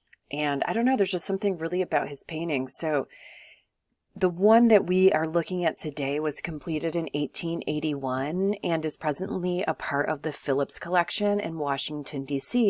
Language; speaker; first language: English; native; English